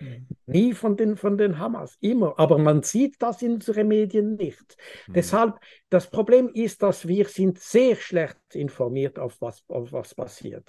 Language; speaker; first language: German; non-native, fluent; French